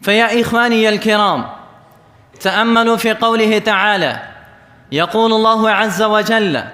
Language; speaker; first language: Arabic; non-native, fluent; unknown